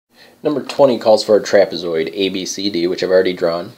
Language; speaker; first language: English; native; English